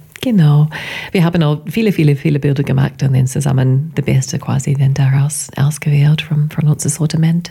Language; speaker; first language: German; non-native, fluent; English